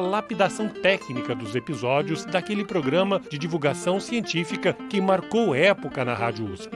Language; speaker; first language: Portuguese; native; Portuguese